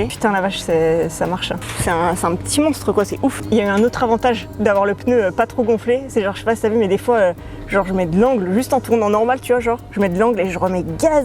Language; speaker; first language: French; native; French